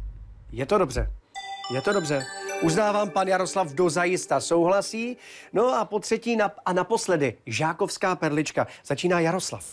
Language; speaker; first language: Czech; native; Czech